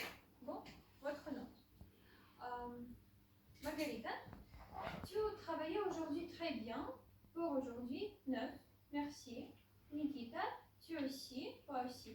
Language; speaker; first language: French; non-native, fluent; Ukrainian